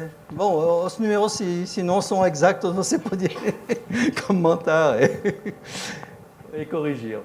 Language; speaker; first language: Portuguese; non-native, fluent; French